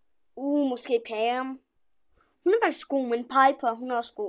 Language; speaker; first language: Danish; early bilingual, other home language; Polish